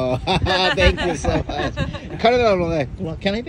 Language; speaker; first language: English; non-native, learner; Japanese